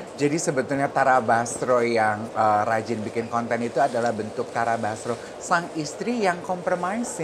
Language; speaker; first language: Indonesian; native; Indonesian